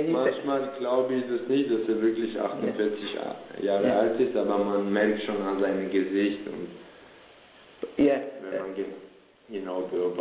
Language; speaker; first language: German; early bilingual, other home language; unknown